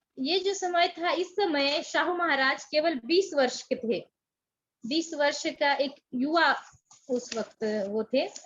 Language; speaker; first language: Hindi; non-native, local second language; Marathi